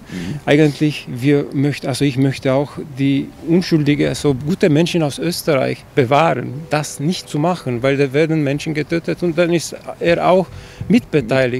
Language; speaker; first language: German; non-native, fluent; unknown